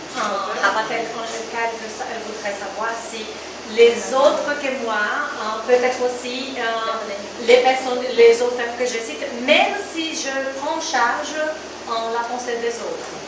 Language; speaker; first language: French; non-native, learner; Portuguese